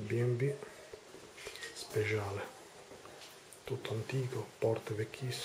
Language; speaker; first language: Italian; early bilingual, other home language; Albanian